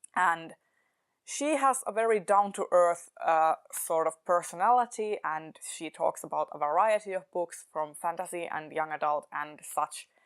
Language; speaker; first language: English; non-native, fluent; Finnish